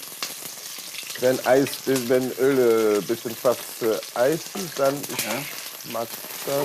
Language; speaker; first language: German; non-native, learner; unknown